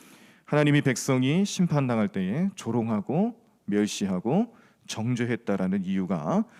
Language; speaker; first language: Korean; native; Korean